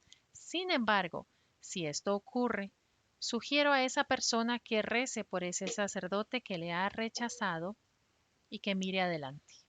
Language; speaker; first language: Spanish; native; Spanish